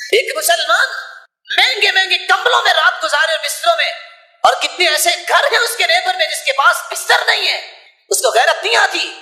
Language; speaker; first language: Urdu; non-native, local second language; Punjabi